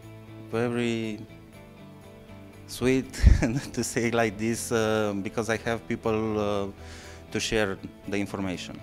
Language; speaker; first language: English; non-native, learner; Romanian